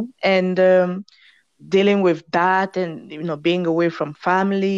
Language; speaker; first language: English; non-native, fluent; French